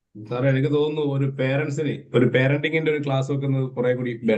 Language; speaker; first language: Malayalam; native; Malayalam